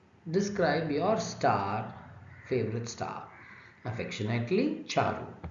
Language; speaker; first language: English; non-native, local second language; Tamil